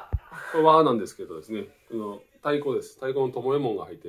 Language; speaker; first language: Japanese; native; Japanese